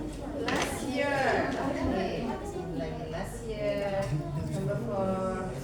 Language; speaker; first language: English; non-native, learner; Indonesian